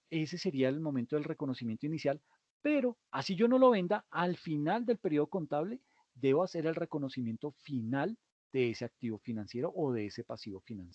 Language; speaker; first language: Spanish; native; Spanish